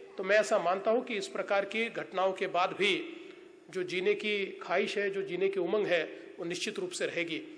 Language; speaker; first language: Hindi; non-native, local second language; Marathi